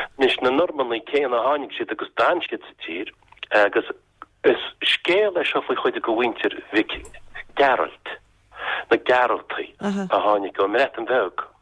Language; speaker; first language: Irish; native; Irish